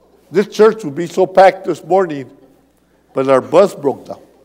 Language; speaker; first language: English; native; English